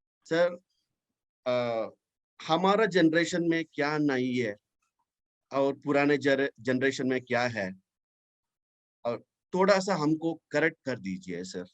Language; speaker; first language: Hindi; non-native, local second language; Telugu